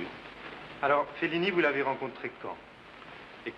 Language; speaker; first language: French; native; French